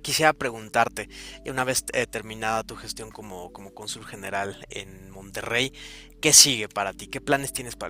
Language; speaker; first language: Spanish; native; Spanish